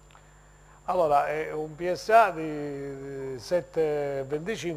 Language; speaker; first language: Italian; native; Italian